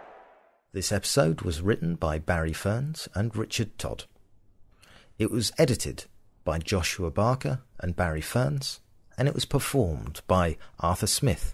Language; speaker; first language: English; native; English